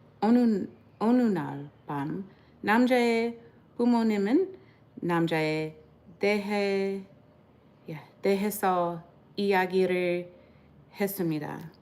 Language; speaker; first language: Korean; non-native, learner; English